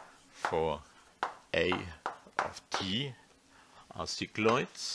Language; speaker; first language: English; non-native, fluent; German